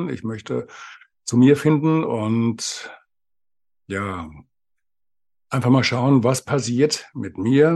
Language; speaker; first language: German; native; German